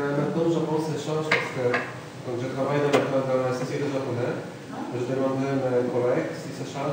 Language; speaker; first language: French; non-native, learner; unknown